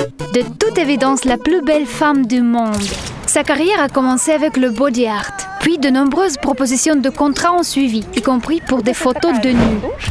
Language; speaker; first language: French; non-native, fluent; Russian